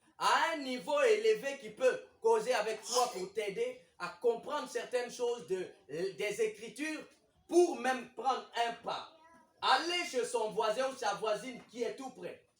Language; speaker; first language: French; non-native, local second language; Lingala